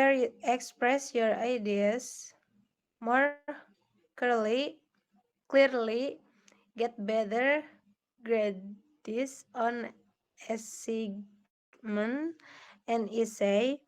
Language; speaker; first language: English; non-native, learner; Indonesian